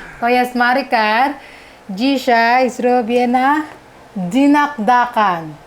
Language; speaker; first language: Polish; non-native, learner; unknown